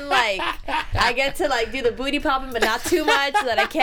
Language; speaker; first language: English; early bilingual, other home language; Spanish